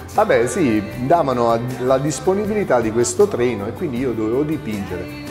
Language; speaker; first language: Italian; native; Italian